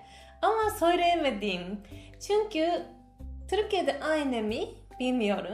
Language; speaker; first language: Turkish; non-native, fluent; Japanese